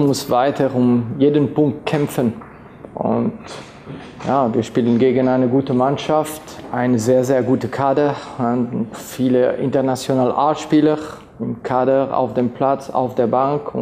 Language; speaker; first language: German; non-native, fluent; French